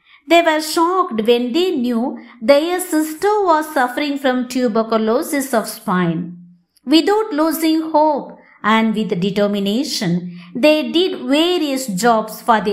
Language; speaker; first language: English; non-native, local second language; Tamil